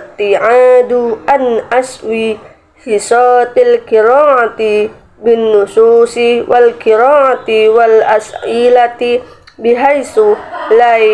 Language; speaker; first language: Arabic; non-native, learner; Indonesian